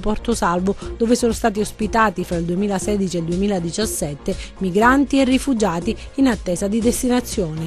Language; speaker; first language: Italian; native; Italian